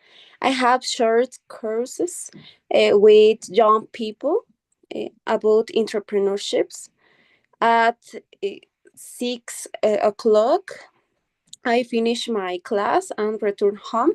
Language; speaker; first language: English; non-native, learner; Spanish